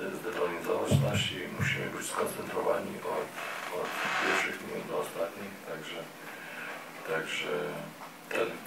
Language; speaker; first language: Polish; non-native, fluent; Lithuanian